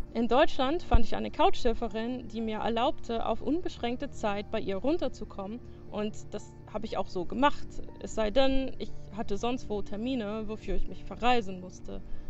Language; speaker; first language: German; non-native, fluent; English